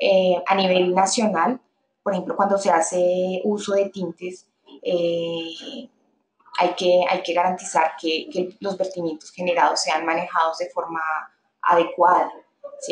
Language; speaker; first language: Spanish; native; Spanish